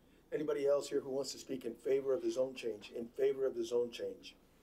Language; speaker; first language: English; early bilingual, other home language; Spanish